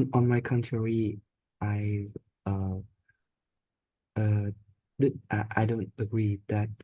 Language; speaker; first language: English; non-native, learner; Vietnamese